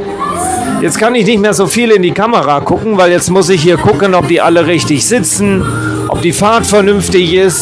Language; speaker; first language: German; native; German